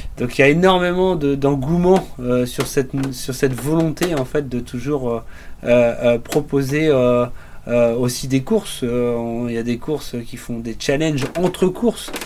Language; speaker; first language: French; native; French